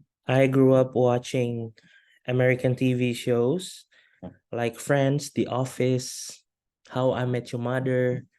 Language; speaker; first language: English; non-native, fluent; Indonesian